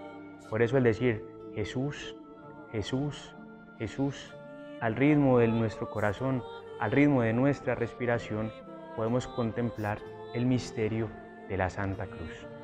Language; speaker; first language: Spanish; native; Spanish